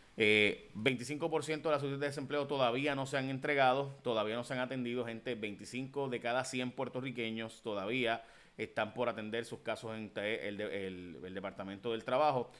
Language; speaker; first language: Spanish; early bilingual, heritage; Spanish